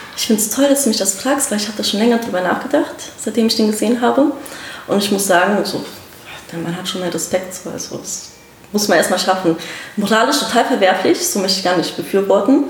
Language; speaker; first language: German; early bilingual, other home language; Russian